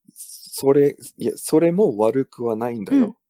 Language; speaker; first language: Japanese; non-native, fluent; English